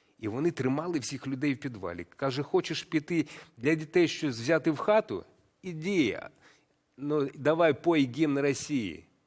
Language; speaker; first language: Ukrainian; native; Ukrainian